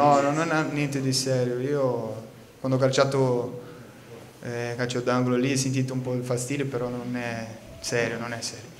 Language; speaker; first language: Italian; non-native, fluent; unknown